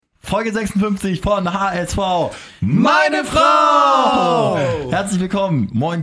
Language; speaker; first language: German; native; German